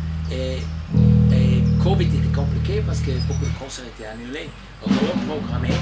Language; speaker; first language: French; non-native, fluent; English